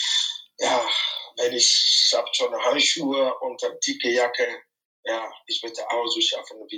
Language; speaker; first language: German; non-native, fluent; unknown